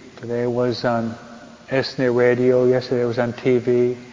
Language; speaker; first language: English; native; English